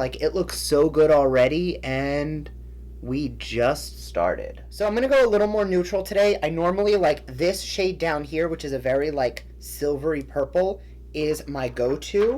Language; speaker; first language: English; native; English